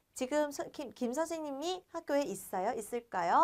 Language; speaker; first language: Korean; non-native, fluent; Vietnamese